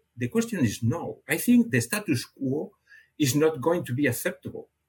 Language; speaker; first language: English; non-native, fluent; Catalan